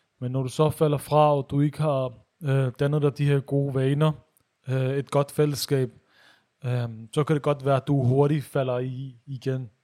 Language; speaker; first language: Danish; early bilingual, other home language; Urdu